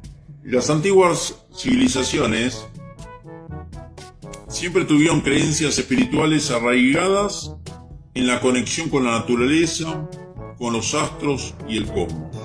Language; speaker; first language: Spanish; native; Spanish